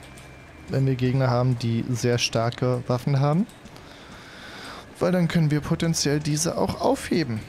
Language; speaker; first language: German; native; German